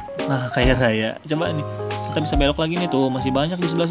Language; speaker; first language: Indonesian; native; Indonesian